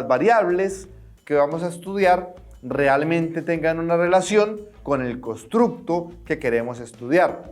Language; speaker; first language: Spanish; native; Spanish